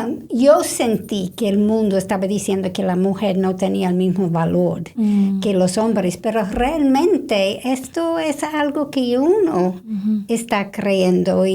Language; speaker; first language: Spanish; non-native, fluent; English